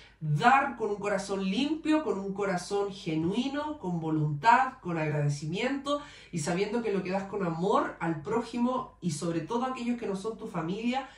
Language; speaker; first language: Spanish; native; Spanish